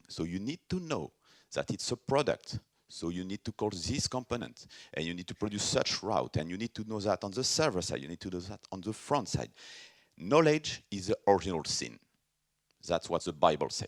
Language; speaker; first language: English; non-native, fluent; French